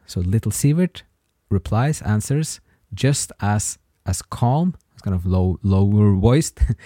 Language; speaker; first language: English; non-native, fluent; Norwegian